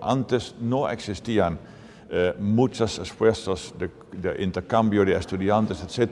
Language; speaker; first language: Spanish; non-native, fluent; Dutch